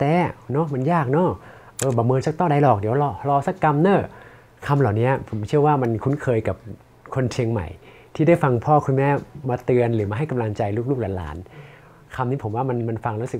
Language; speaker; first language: Thai; native; Thai